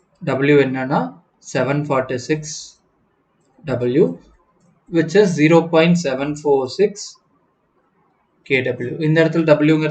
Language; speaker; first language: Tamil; native; Tamil